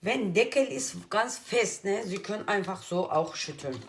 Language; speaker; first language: German; non-native, learner; Turkish